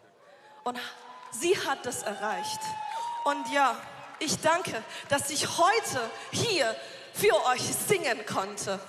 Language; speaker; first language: German; non-native, fluent; Persian